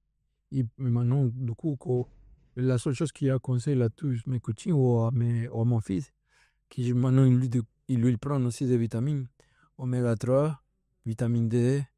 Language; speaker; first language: French; non-native, fluent; Spanish